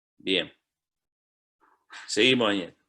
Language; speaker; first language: Spanish; native; Spanish